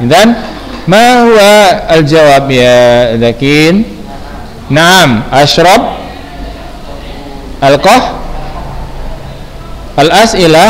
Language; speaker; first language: Arabic; non-native, fluent; Indonesian